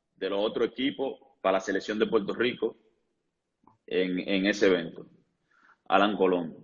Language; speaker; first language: Spanish; native; Spanish